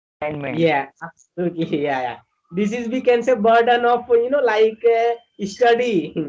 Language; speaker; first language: English; non-native, learner; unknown